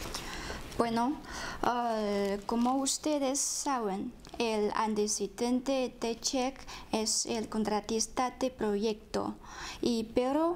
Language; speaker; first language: Spanish; non-native, fluent; Chinese